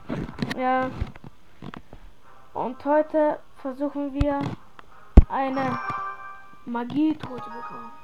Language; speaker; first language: German; early bilingual, other home language; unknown